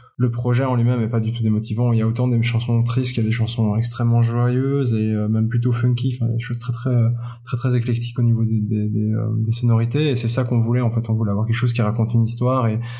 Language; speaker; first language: French; native; French